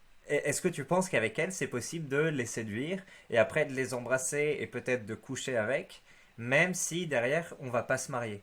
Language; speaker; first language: French; native; French